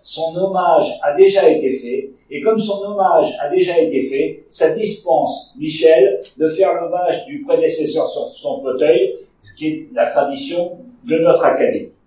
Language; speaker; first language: French; native; French